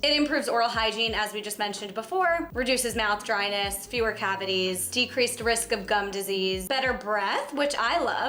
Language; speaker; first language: English; native; English